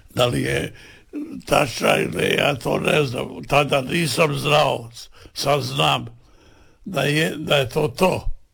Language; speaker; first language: Serbian; native; Serbian